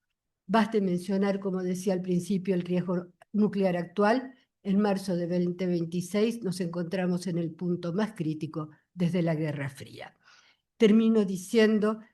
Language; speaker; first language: Spanish; native; Spanish